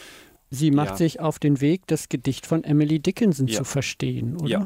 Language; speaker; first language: German; native; German